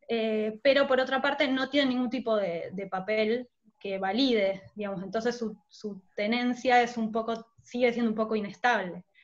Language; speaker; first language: Spanish; native; Spanish